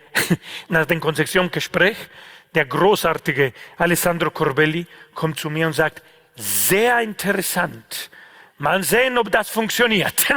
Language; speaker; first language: German; non-native, fluent; Spanish